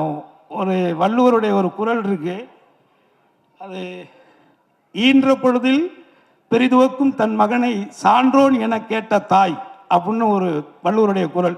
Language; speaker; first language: Tamil; native; Tamil